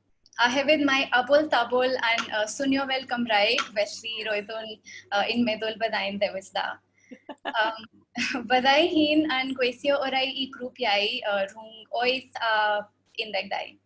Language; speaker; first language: Welsh; non-native, fluent; Hindi